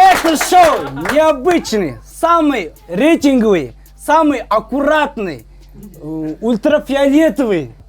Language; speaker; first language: Russian; non-native, local second language; Kazakh